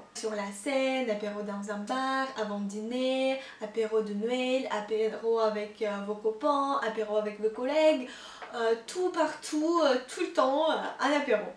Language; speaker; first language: French; non-native, fluent; Russian